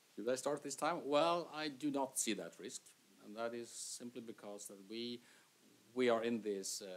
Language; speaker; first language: English; non-native, fluent; Swedish